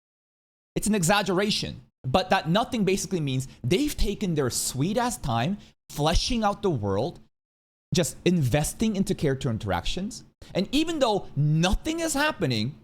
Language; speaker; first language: English; native; English